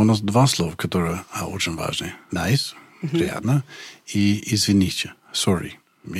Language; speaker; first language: Russian; non-native, learner; English